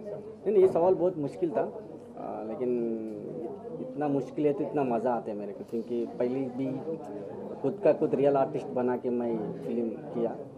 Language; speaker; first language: Hindi; non-native, local second language; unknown